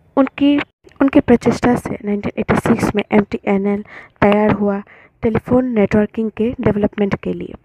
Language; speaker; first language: Hindi; non-native, local second language; Bangla